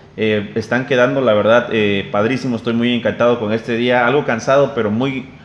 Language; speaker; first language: Spanish; native; Spanish